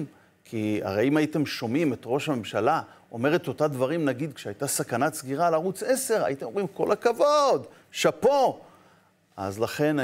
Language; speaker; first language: Hebrew; native; Hebrew